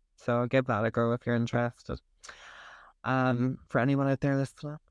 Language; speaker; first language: English; native; English